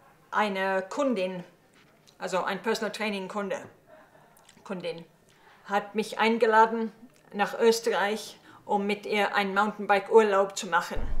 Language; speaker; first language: German; early bilingual, heritage; German